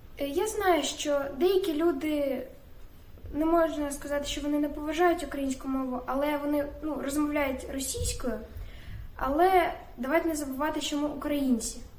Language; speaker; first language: Ukrainian; native; Ukrainian